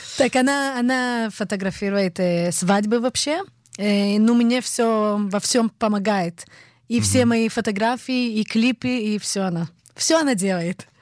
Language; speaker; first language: Russian; early bilingual, heritage; Hebrew